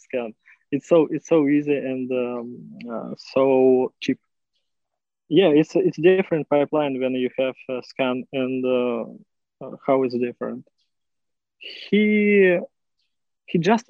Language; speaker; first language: English; non-native, learner; Russian